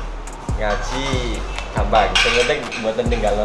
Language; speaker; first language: Indonesian; non-native, local second language; Javanese